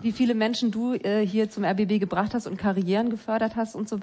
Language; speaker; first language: German; native; German